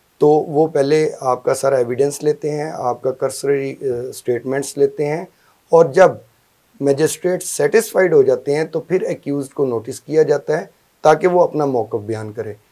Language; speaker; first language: Urdu; non-native, local second language; Punjabi